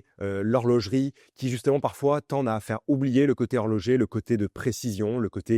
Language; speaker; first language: French; native; French